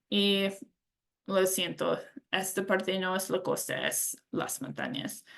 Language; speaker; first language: Spanish; non-native, learner; English